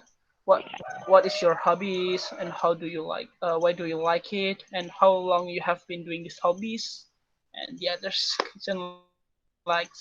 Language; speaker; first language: English; non-native, learner; Indonesian